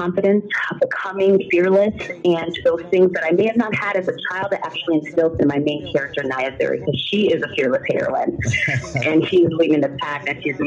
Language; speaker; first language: English; early bilingual, other home language; German